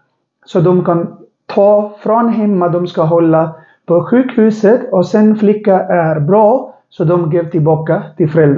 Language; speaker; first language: Swedish; non-native, learner; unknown